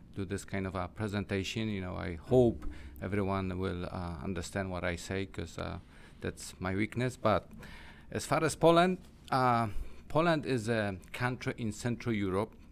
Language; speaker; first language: English; non-native, learner; Polish